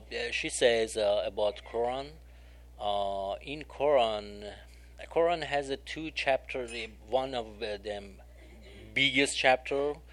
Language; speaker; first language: English; non-native, learner; Persian